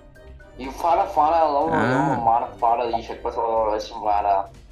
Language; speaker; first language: English; non-native, learner; Kazakh